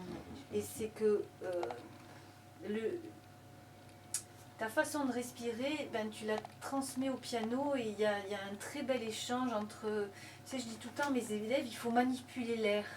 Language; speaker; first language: French; native; French